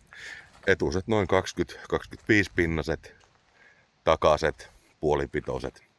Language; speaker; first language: Finnish; native; Finnish